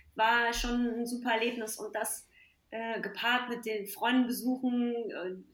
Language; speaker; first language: German; native; German